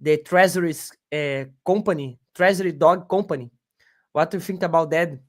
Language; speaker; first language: English; non-native, learner; Portuguese